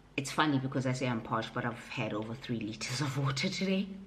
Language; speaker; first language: English; non-native, local second language; Southern Sotho